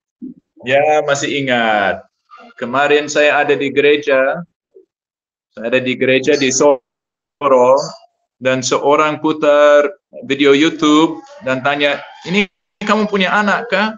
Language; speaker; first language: Indonesian; non-native, fluent; English